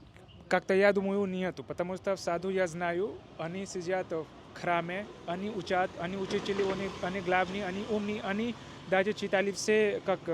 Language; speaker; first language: Russian; non-native, learner; Hindi